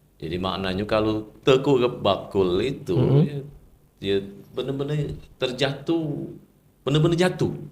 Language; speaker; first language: Malay; native; Malay